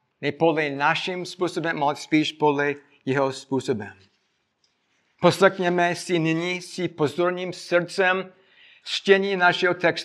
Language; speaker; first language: Czech; non-native, fluent; English